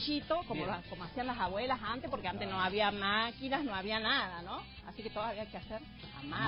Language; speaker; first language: Spanish; native; Spanish